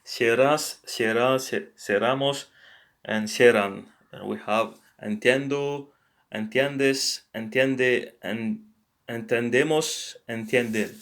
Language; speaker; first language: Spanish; non-native, learner; English